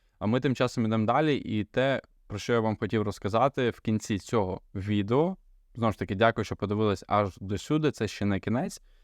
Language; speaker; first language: Ukrainian; non-native, local second language; Russian